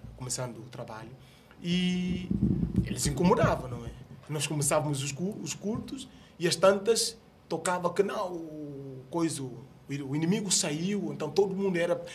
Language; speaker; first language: Portuguese; non-native, local second language; Upper Guinea Crioulo